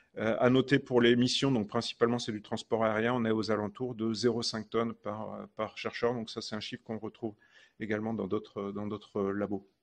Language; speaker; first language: French; native; French